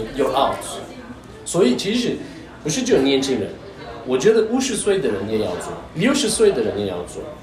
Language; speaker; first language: Chinese; non-native, fluent; Turkish